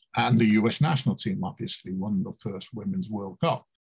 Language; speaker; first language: English; native; English